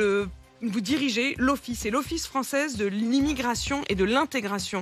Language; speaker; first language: French; native; French